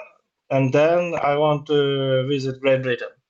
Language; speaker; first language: English; non-native, learner; Ukrainian